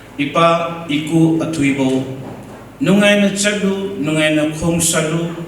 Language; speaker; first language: Manipuri; non-native, local second language; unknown